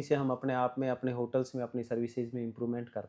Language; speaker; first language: Hindi; native; Hindi